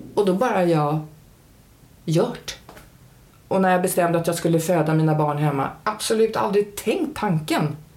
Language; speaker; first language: Swedish; early bilingual, heritage; Swedish